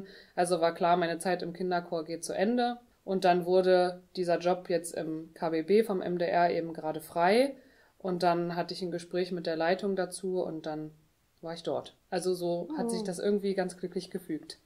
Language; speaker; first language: German; native; German